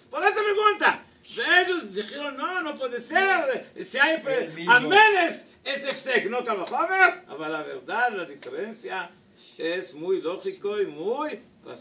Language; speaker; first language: Spanish; non-native, learner; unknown